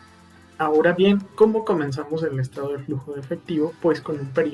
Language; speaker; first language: Spanish; native; Spanish